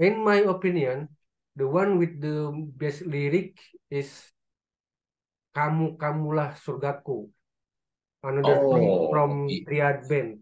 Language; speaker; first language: English; non-native, learner; Indonesian